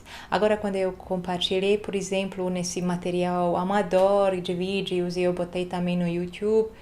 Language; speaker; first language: Portuguese; non-native, fluent; Hungarian